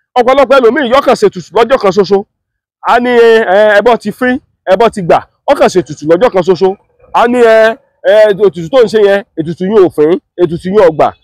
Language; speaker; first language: Yoruba; native; Yoruba